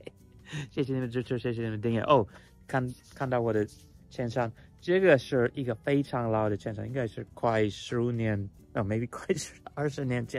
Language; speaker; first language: Chinese; non-native, fluent; English